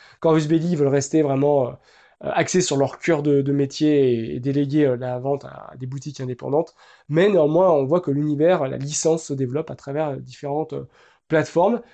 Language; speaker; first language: French; native; French